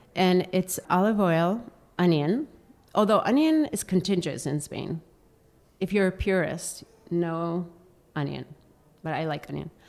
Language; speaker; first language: English; non-native, fluent; Spanish